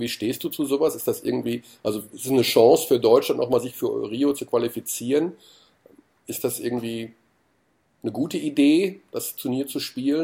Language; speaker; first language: German; native; German